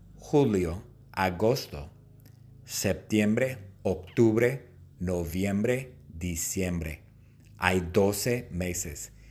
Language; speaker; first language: Spanish; non-native, fluent; English